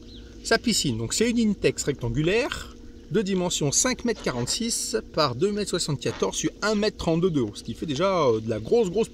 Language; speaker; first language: French; native; French